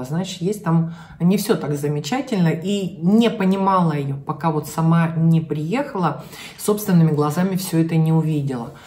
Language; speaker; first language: Russian; native; Russian